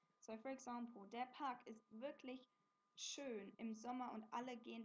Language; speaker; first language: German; non-native, fluent; English